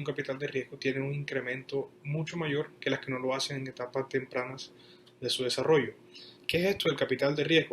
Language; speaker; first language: Spanish; native; Spanish